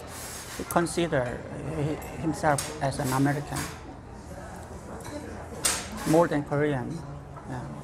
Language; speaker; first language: English; non-native, fluent; Korean